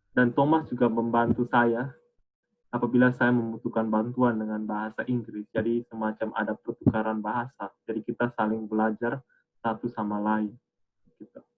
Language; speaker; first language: Indonesian; native; Indonesian